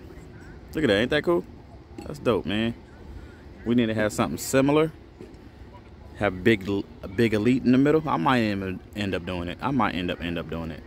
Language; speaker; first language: English; native; English